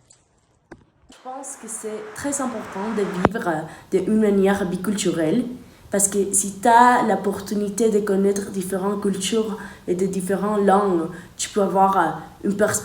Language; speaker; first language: French; non-native, fluent; Spanish